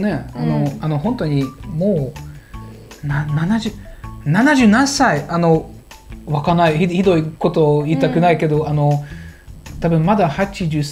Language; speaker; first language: Japanese; non-native, fluent; Hungarian